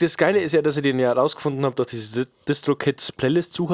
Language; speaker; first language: German; native; German